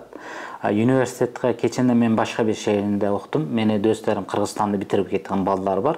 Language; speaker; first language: Kyrgyz; non-native, fluent; Uzbek